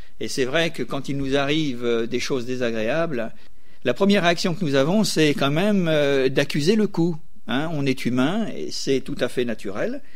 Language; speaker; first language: French; native; French